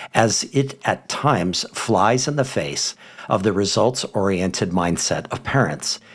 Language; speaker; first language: English; native; English